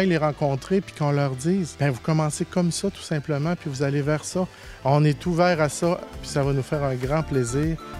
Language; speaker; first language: French; native; French